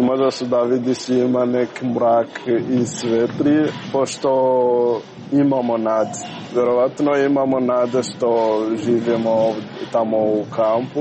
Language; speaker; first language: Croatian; non-native, learner; Rundi